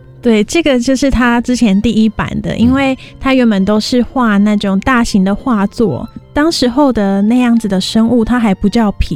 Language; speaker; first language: Chinese; native; Chinese